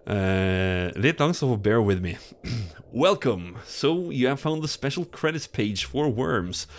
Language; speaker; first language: English; non-native, fluent; Norwegian